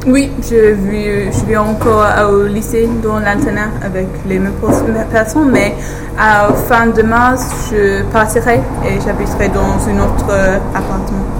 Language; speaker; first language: French; non-native, fluent; English